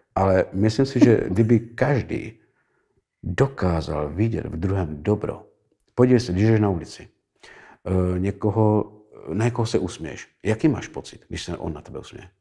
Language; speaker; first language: Czech; native; Czech